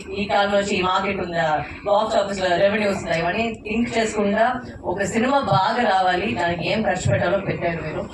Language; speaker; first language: Telugu; non-native, fluent; Tamil